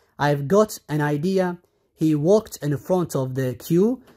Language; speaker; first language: English; non-native, fluent; Arabic